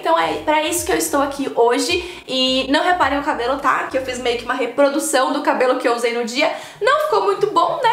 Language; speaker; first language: Portuguese; native; Portuguese